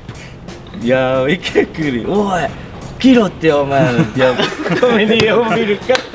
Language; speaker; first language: Japanese; non-native, learner; Vietnamese